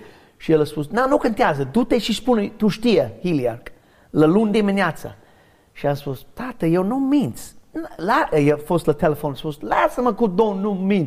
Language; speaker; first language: Romanian; non-native, learner; English